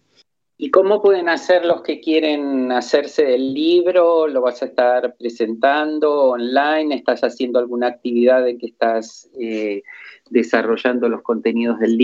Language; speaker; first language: Spanish; native; Spanish